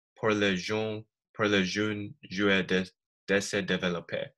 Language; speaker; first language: French; non-native, learner; English